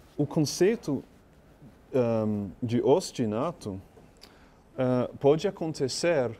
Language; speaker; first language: Portuguese; non-native, learner; English